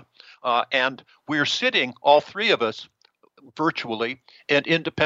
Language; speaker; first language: English; native; English